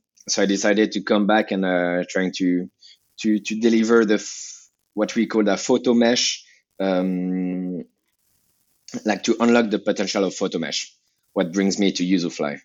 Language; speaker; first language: English; non-native, fluent; French